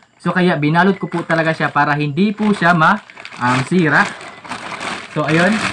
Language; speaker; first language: Filipino; native; Filipino